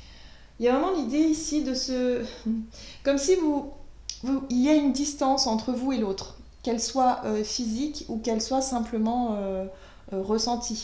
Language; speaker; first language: French; native; French